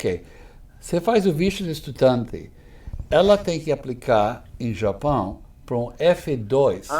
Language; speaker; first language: Portuguese; non-native, fluent; English